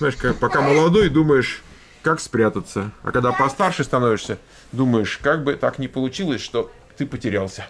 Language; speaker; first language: Russian; native; Russian